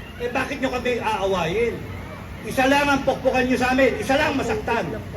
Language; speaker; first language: Filipino; non-native, local second language; Cebuano